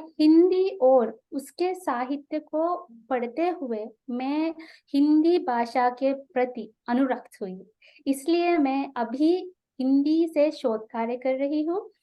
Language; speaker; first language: Hindi; non-native, fluent; Sinhala